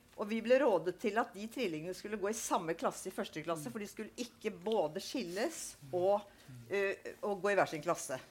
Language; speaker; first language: Norwegian; native; Norwegian